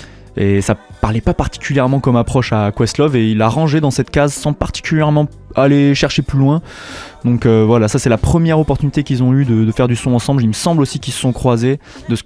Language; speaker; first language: French; native; French